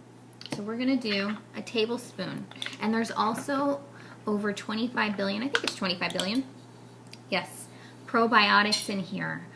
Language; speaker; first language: English; native; English